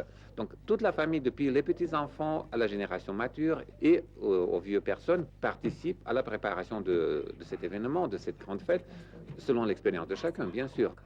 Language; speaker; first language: French; non-native, fluent; Romanian